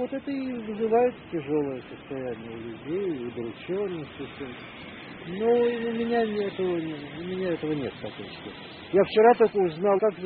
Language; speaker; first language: Russian; native; Russian